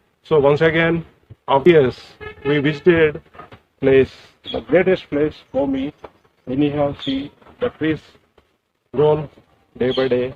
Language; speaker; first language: English; non-native, learner; Telugu